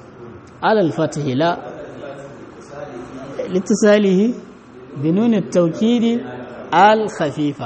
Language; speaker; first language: Arabic; non-native, fluent; Hausa